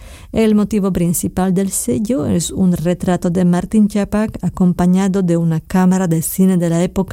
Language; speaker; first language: Spanish; non-native, fluent; Slovak